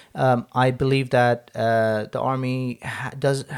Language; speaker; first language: English; non-native, local second language; Nepali